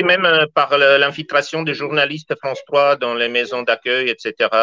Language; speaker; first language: French; native; French